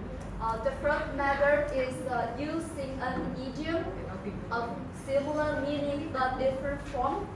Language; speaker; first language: English; non-native, learner; Vietnamese